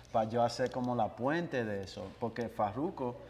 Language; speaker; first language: Spanish; early bilingual, heritage; Spanish